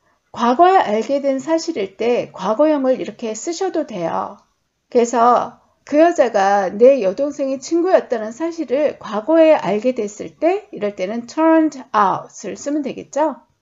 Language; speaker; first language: Korean; native; Korean